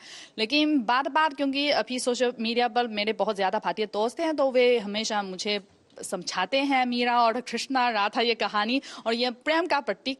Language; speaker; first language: Hindi; non-native, learner; Chinese